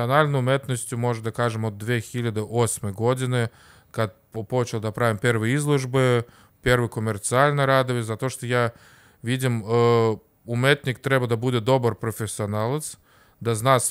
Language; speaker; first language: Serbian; non-native, learner; Russian